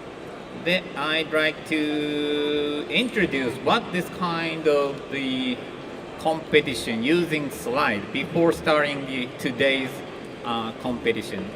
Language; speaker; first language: English; non-native, learner; Japanese